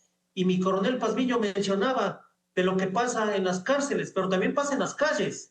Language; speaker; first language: Spanish; native; Spanish